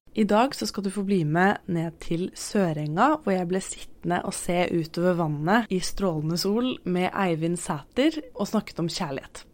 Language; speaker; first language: Norwegian; native; Norwegian